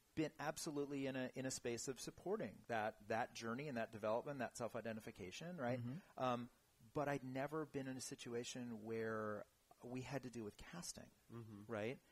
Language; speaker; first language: English; native; English